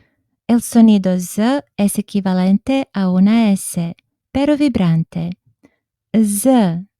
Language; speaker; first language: Spanish; non-native, fluent; Serbian